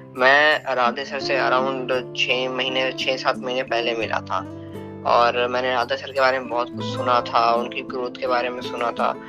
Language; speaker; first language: Hindi; native; Hindi